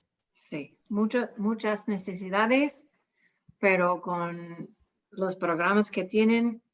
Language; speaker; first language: Spanish; non-native, learner; English